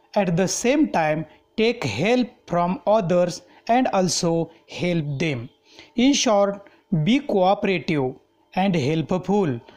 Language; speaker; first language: English; non-native, local second language; Marathi